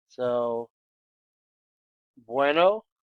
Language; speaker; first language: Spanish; non-native, fluent; English